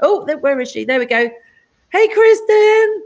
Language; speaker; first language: English; native; English